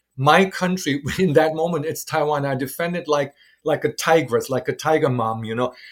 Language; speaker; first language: English; non-native, fluent; German